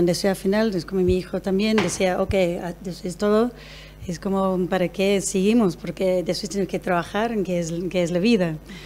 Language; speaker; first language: Spanish; non-native, fluent; English